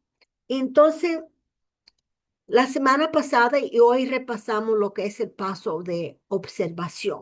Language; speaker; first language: Spanish; early bilingual, heritage; English